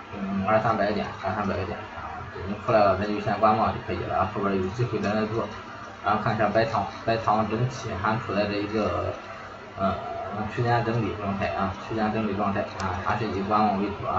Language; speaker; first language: Chinese; native; Chinese